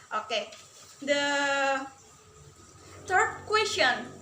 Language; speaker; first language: English; non-native, learner; Indonesian